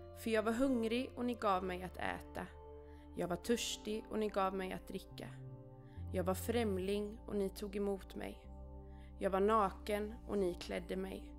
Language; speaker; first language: Swedish; native; Swedish